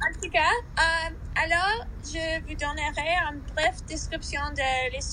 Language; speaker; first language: French; non-native, learner; English